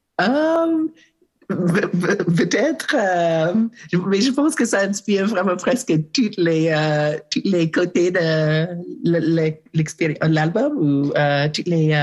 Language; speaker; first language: French; non-native, learner; English